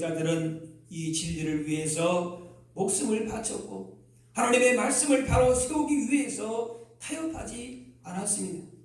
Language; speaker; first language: Korean; native; Korean